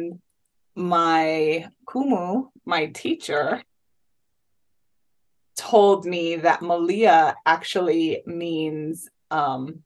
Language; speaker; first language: English; native; English